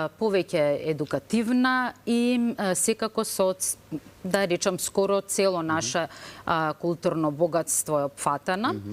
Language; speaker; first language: Macedonian; native; Macedonian